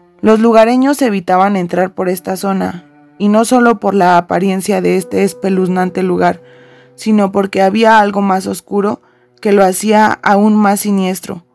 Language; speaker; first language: Spanish; native; Spanish